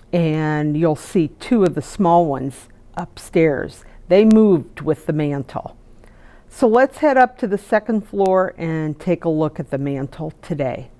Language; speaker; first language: English; native; English